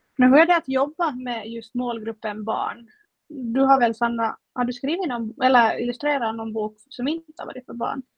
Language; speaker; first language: Swedish; native; Swedish